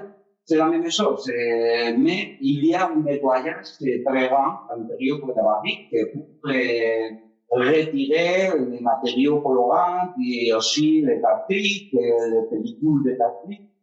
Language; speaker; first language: French; non-native, fluent; Spanish